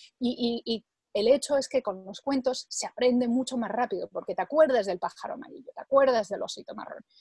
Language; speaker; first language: Spanish; early bilingual, other home language; English